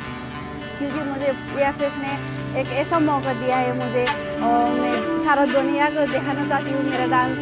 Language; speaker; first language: Hindi; non-native, learner; Nepali